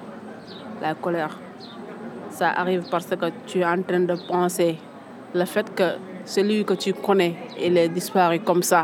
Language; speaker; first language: French; non-native, local second language; Fula